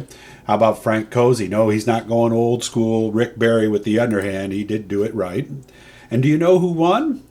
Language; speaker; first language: English; native; English